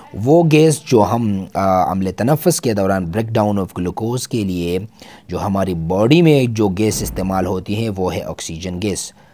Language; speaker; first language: Urdu; non-native, local second language; Pashto